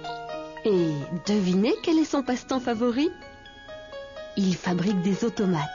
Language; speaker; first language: French; native; French